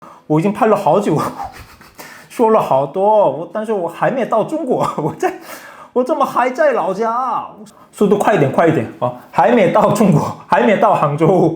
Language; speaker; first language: Chinese; non-native, fluent; Korean